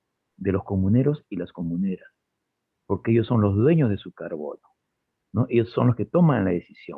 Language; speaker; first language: Spanish; native; Spanish